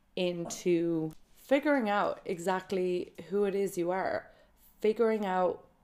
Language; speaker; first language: English; native; English